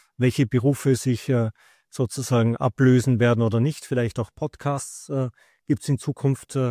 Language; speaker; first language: German; native; German